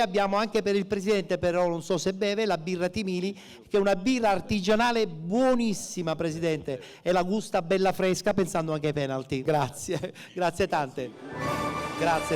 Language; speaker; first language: Italian; native; Italian